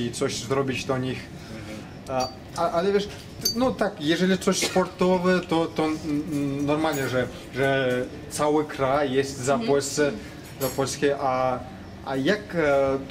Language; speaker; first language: Polish; non-native, learner; Kazakh